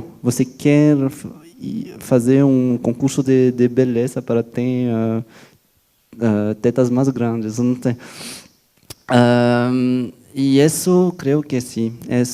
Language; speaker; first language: Portuguese; non-native, fluent; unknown